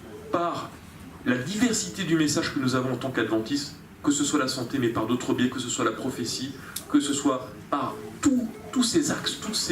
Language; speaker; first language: French; native; French